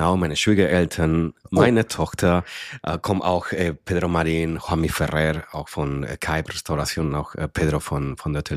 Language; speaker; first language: German; non-native, fluent; Spanish